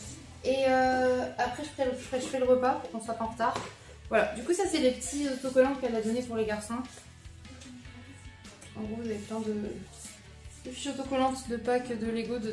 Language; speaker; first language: French; native; French